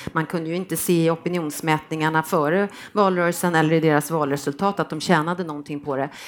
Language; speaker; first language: Swedish; native; Swedish